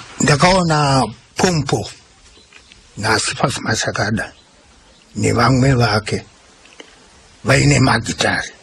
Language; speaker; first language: Shona; native; Shona